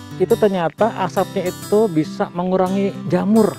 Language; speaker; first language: Indonesian; native; Indonesian